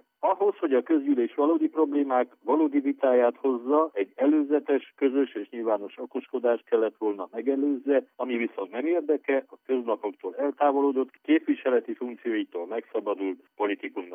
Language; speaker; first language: Hungarian; native; Hungarian